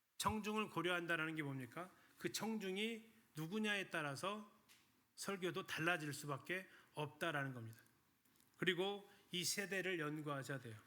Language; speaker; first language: Korean; native; Korean